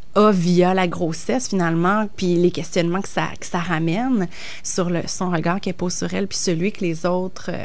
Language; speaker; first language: French; native; French